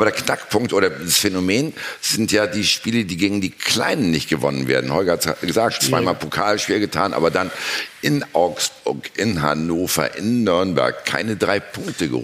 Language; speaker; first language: German; native; German